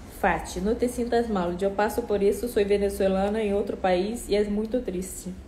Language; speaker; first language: Portuguese; native; Portuguese